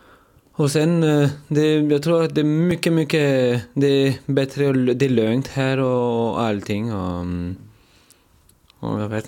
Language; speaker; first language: Swedish; early bilingual, heritage; French